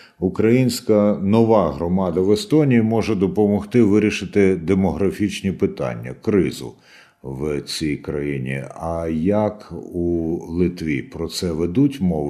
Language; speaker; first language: Ukrainian; native; Ukrainian